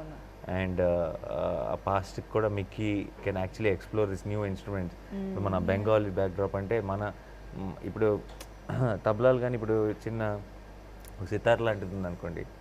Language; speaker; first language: Telugu; native; Telugu